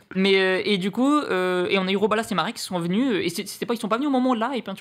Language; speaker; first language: French; native; French